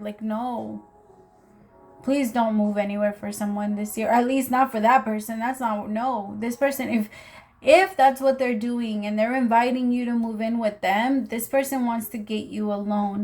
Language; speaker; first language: English; native; English